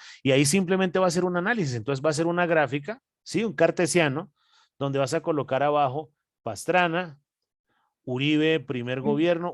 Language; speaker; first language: Spanish; native; Spanish